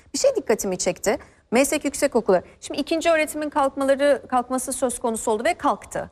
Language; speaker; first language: Turkish; native; Turkish